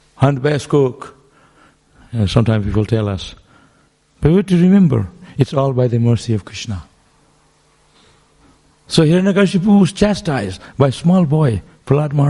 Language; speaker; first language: English; non-native, local second language; Bangla